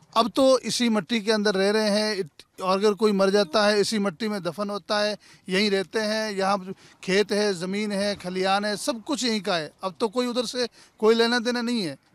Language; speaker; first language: Hindi; native; Hindi